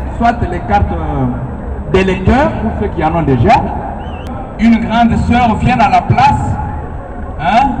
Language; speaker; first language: French; non-native, local second language; Lingala